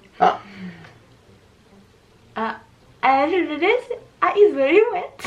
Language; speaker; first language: English; non-native, fluent; Thai